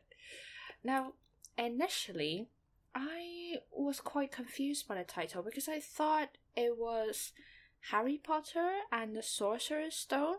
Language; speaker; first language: English; non-native, fluent; Chinese